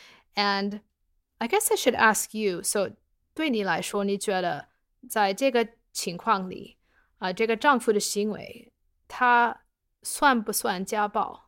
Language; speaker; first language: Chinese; non-native, fluent; English